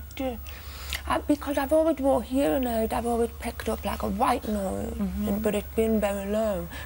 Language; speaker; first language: English; native; English